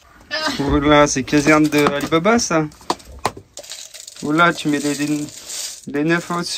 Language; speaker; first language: French; native; French